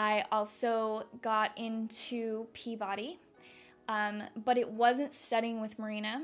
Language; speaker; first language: English; native; English